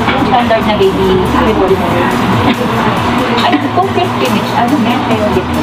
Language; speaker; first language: Filipino; native; Filipino